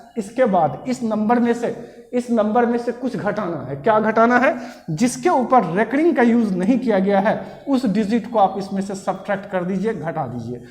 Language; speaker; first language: Hindi; native; Hindi